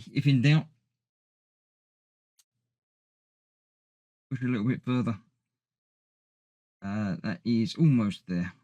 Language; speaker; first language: English; native; English